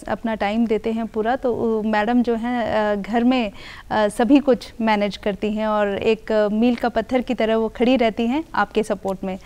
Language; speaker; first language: Hindi; native; Hindi